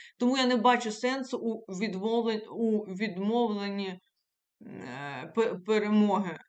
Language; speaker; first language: Ukrainian; native; Ukrainian